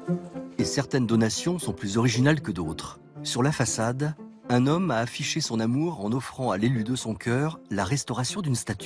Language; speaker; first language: French; native; French